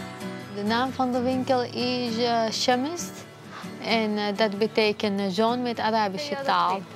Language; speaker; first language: Dutch; non-native, fluent; Arabic